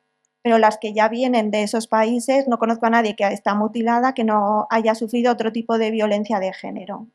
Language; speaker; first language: Spanish; native; Spanish